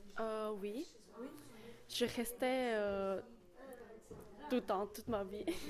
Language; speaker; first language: French; non-native, learner; Thai